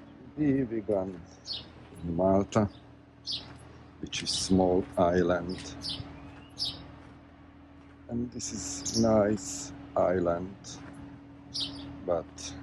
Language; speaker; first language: English; non-native, learner; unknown